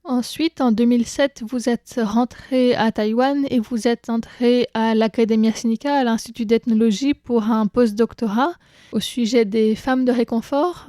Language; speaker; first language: French; native; French